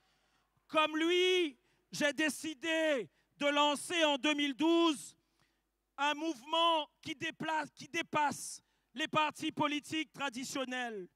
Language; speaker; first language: French; native; French